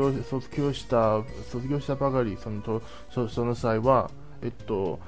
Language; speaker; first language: Japanese; non-native, learner; Chinese